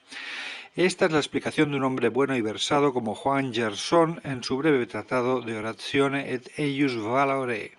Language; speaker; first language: Spanish; native; Spanish